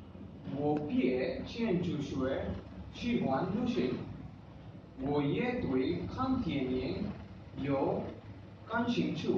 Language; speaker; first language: Chinese; non-native, learner; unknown